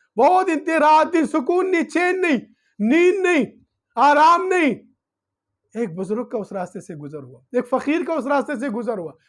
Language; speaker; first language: Urdu; non-native, local second language; Pashto